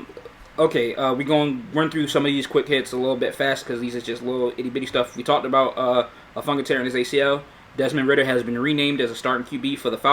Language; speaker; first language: English; native; English